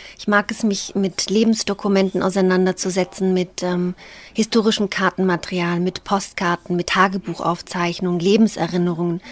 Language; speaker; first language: German; native; German